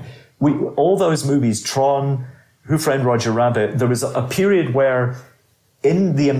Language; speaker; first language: English; native; English